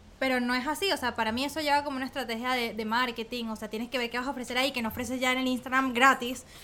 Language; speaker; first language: Spanish; native; Spanish